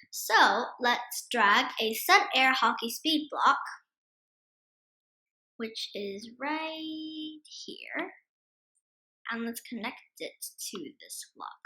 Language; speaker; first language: English; non-native, fluent; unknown